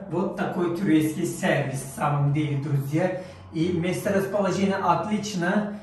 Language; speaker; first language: Russian; non-native, learner; Turkish